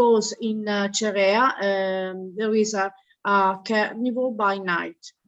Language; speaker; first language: English; non-native, learner; Italian